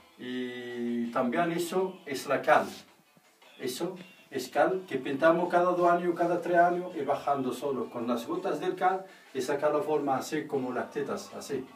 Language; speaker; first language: Spanish; non-native, learner; Riffian